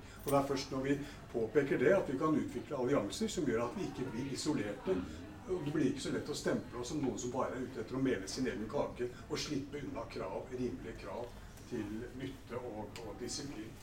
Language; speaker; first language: Norwegian; native; Norwegian